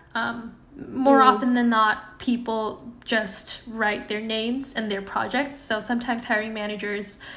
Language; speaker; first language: English; non-native, fluent; Indonesian